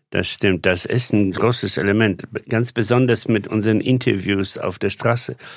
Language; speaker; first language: German; non-native, fluent; Polish